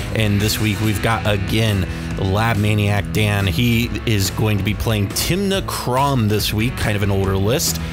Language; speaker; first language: English; native; English